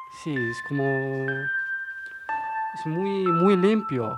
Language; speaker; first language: Spanish; non-native, learner; Arabic